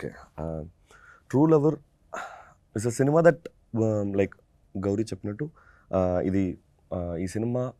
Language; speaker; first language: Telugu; non-native, fluent; Tamil